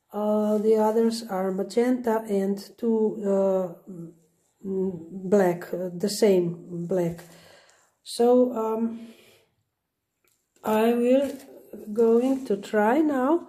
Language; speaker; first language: English; non-native, learner; Slovenian